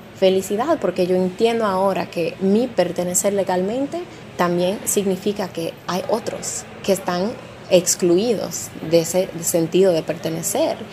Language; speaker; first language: Spanish; early bilingual, heritage; Spanish